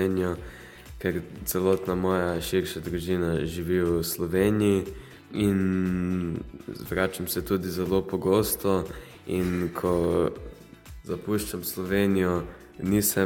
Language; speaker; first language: Slovenian; early bilingual, heritage; Slovenian